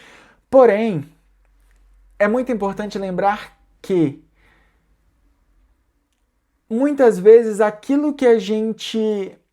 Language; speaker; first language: Portuguese; native; Portuguese